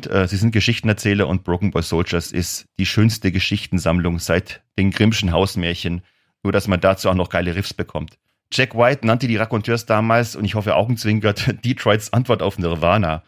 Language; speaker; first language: German; native; German